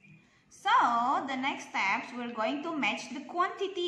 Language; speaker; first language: English; non-native, local second language; Indonesian